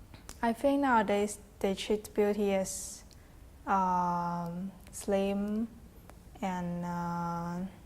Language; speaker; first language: English; non-native, fluent; Chinese